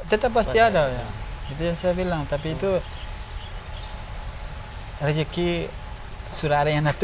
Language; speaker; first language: Indonesian; non-native, learner; Spanish